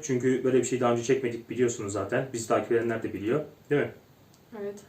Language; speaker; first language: Turkish; non-native, fluent; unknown